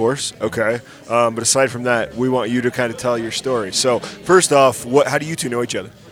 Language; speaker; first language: English; native; English